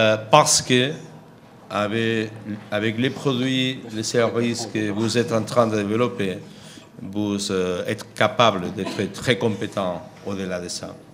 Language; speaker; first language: French; non-native, fluent; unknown